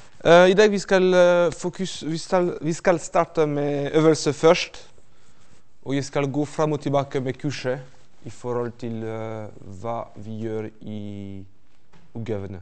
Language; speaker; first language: Norwegian; non-native, fluent; French